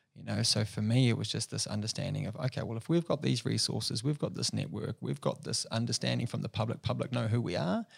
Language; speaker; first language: English; native; English